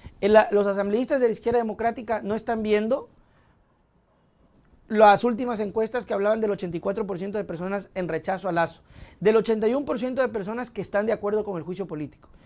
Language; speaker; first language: Spanish; native; Spanish